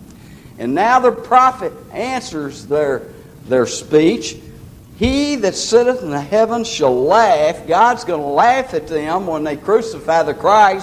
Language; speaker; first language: English; native; English